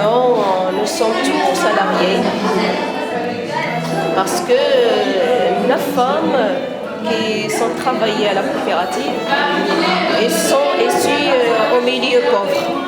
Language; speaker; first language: French; non-native, learner; Arabic